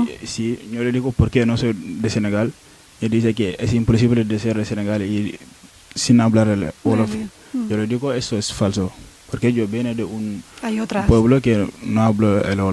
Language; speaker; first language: Spanish; non-native, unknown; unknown